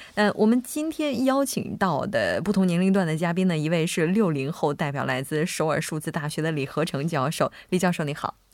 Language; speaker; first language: Chinese; native; Chinese